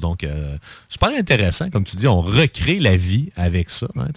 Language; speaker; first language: French; native; French